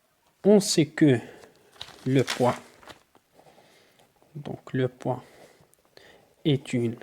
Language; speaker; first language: French; non-native, local second language; Arabic